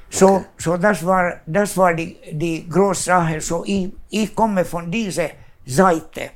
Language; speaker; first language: German; non-native, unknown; Swedish